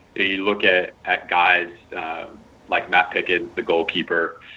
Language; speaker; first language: English; native; English